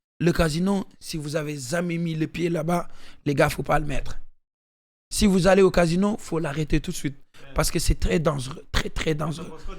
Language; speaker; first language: French; non-native, local second language; Wolof